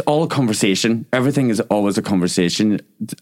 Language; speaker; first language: English; native; English